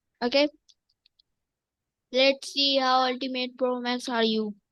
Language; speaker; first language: English; non-native, local second language; Urdu